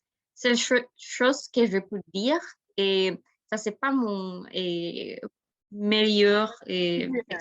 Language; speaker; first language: French; non-native, learner; Spanish